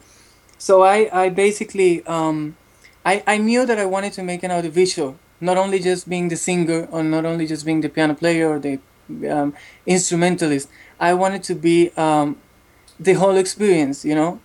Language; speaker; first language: English; non-native, fluent; Spanish